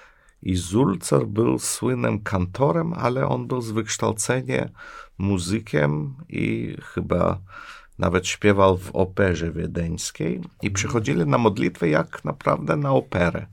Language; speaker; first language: Polish; non-native, fluent; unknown